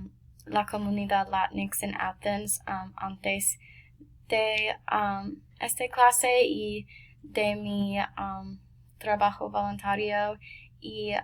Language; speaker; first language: Spanish; non-native, learner; English